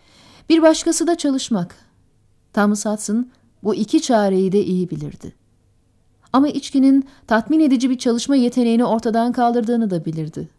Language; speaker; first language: Turkish; native; Turkish